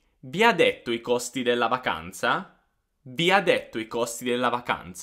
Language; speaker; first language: Italian; native; Italian